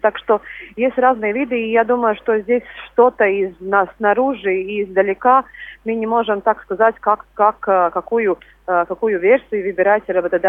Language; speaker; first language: Russian; non-native, local second language; Latvian